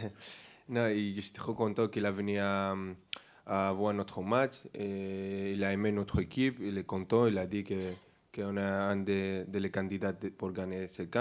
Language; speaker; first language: French; non-native, fluent; Spanish